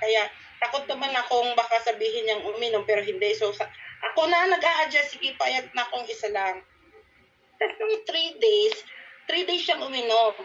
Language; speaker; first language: Filipino; non-native, local second language; Cebuano